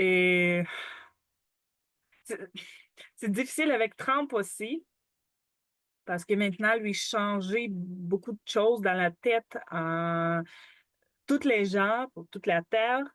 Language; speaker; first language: French; non-native, learner; Ukrainian